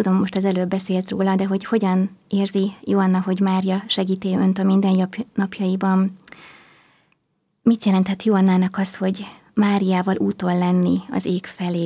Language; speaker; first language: Hungarian; native; Hungarian